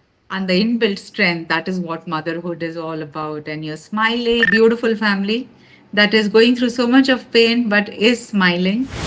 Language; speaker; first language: English; non-native, local second language; Urdu